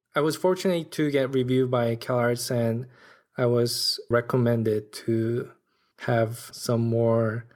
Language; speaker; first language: English; non-native, fluent; Korean